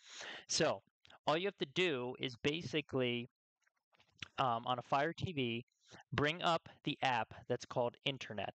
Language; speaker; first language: English; native; English